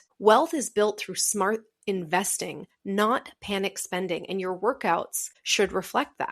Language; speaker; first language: English; native; English